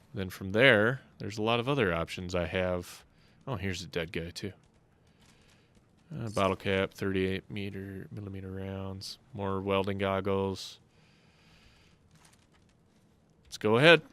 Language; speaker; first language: English; native; English